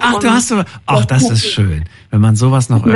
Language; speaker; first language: German; native; German